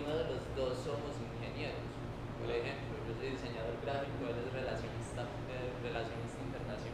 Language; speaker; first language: Spanish; native; Spanish